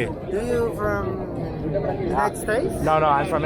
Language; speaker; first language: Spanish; non-native, learner; Hebrew